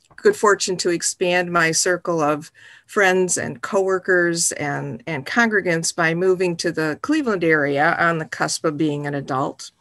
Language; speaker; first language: English; native; English